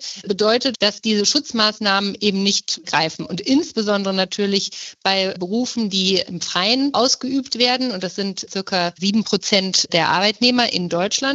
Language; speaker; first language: German; native; German